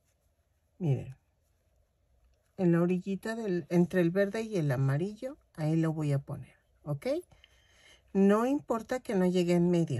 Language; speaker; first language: Spanish; native; Spanish